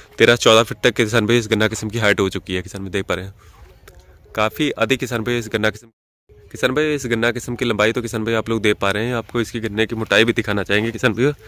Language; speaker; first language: Hindi; non-native, local second language; Punjabi